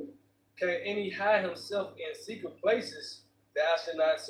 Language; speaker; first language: English; native; English